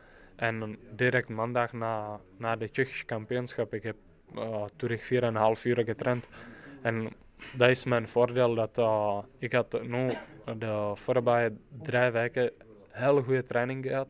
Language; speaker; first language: Dutch; non-native, fluent; Czech